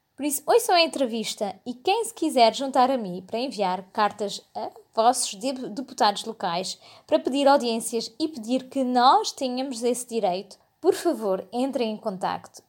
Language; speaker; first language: Portuguese; early bilingual, heritage; Portuguese